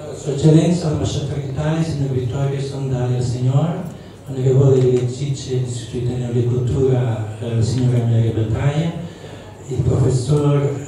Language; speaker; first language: Italian; non-native, fluent; Indonesian